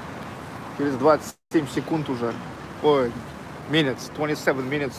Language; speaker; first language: Russian; native; Russian